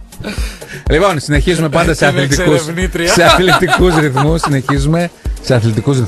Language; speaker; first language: Greek; native; Greek